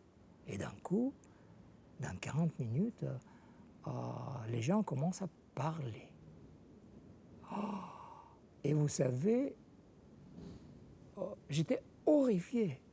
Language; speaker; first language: French; non-native, fluent; Russian